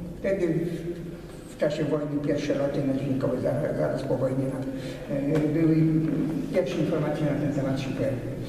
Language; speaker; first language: Polish; early bilingual, heritage; Polish